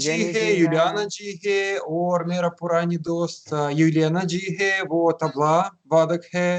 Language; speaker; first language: Hindi; non-native, learner; Russian